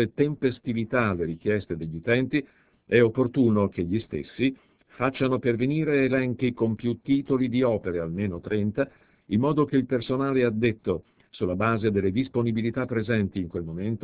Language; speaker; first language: Italian; native; Italian